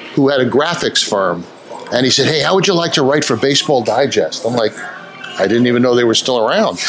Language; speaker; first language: English; native; English